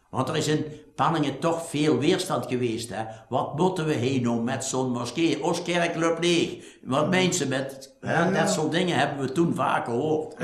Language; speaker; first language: Dutch; native; Dutch